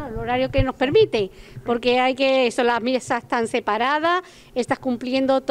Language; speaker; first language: Spanish; native; Spanish